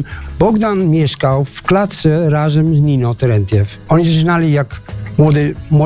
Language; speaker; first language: Polish; non-native, learner; Dutch